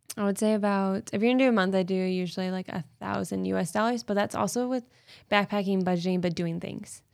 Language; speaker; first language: English; native; English